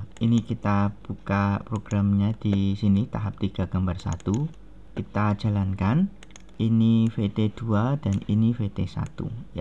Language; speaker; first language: Indonesian; native; Indonesian